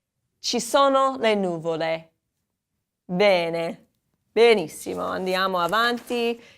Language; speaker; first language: Italian; non-native, fluent; English